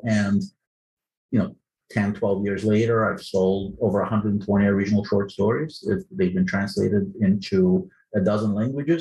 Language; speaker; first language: English; non-native, fluent; Ukrainian